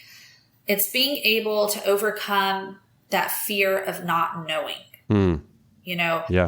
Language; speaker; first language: English; native; English